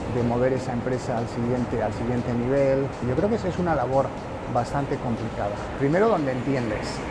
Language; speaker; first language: Spanish; native; Spanish